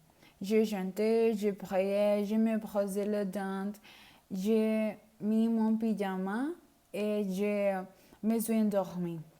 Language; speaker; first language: French; non-native, learner; Spanish